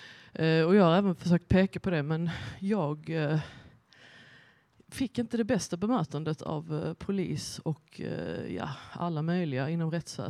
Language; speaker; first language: Swedish; native; Swedish